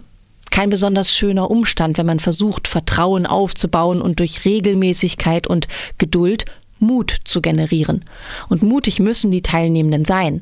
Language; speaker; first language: German; native; German